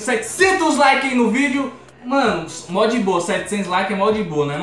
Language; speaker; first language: Portuguese; native; Portuguese